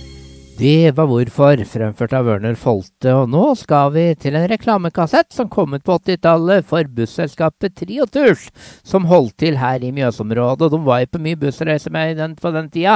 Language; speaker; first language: Norwegian; native; Norwegian